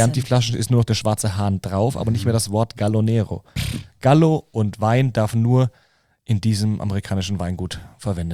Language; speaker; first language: German; native; German